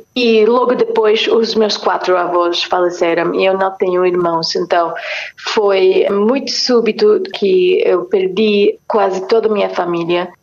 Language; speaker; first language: Portuguese; non-native, fluent; English